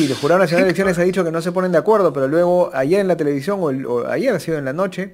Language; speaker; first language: Spanish; native; Spanish